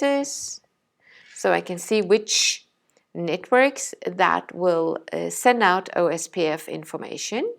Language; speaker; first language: English; non-native, fluent; Danish